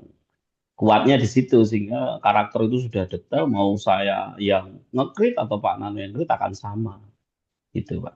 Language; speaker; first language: Indonesian; native; Indonesian